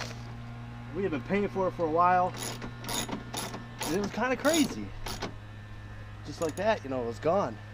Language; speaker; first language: English; native; English